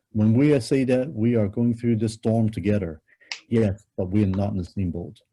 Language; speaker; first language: English; non-native, local second language; Cantonese